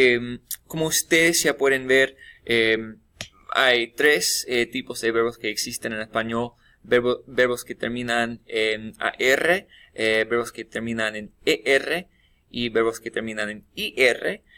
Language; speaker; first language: Spanish; non-native, fluent; English